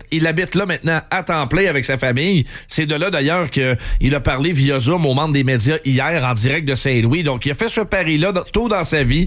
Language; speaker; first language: French; native; French